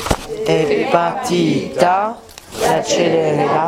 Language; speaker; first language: Italian; non-native, learner; French